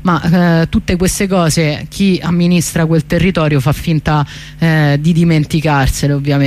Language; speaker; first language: Italian; native; Italian